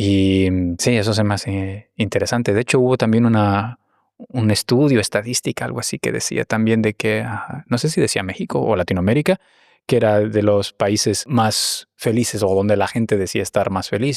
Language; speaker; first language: Spanish; native; Spanish